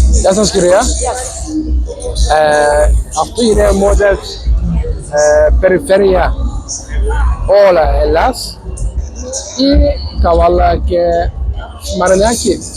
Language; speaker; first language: Greek; non-native, learner; Turkish